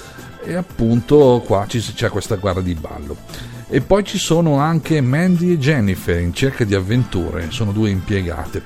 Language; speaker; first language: Italian; native; Italian